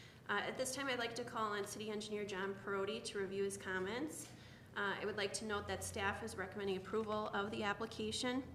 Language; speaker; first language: English; native; English